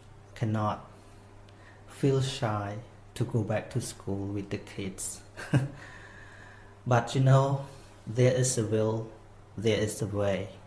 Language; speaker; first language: English; non-native, fluent; Khmer